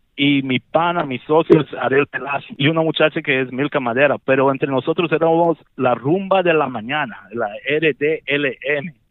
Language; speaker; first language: Spanish; early bilingual, heritage; Spanish